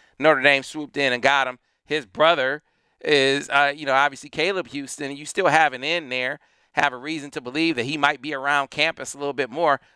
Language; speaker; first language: English; native; English